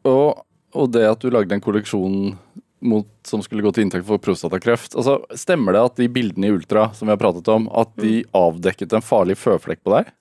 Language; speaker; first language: Norwegian; native; Norwegian